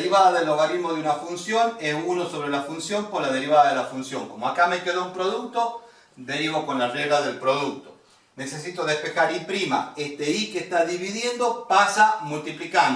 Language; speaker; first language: Spanish; native; Spanish